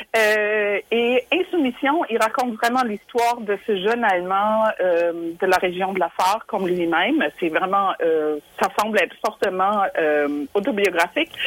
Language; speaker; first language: French; non-native, fluent; German